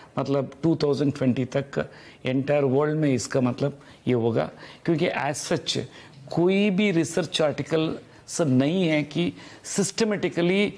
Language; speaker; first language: Hindi; non-native, local second language; Telugu